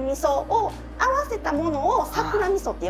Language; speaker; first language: Japanese; native; Japanese